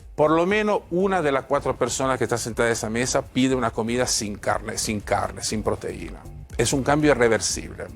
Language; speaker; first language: Spanish; non-native, fluent; Italian